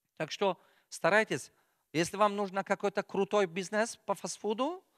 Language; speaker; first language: Russian; non-native, local second language; Tajik